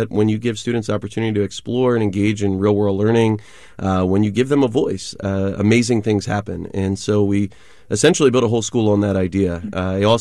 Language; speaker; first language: English; native; English